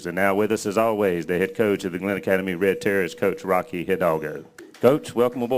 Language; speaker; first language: English; native; English